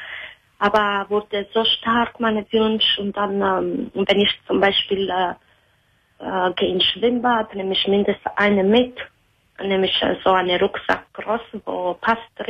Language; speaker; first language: German; non-native, learner; Italian